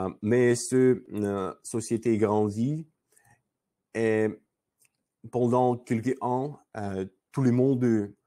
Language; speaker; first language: French; non-native, learner; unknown